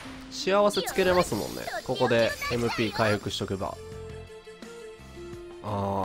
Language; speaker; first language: Japanese; native; Japanese